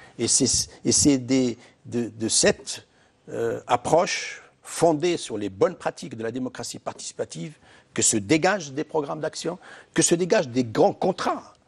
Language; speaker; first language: French; non-native, local second language; Arabic